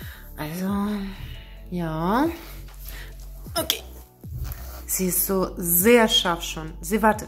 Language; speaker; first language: German; non-native, learner; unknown